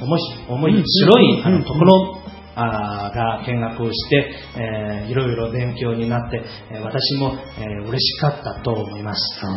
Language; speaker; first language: Japanese; non-native, fluent; Chinese